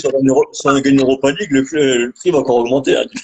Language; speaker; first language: French; native; French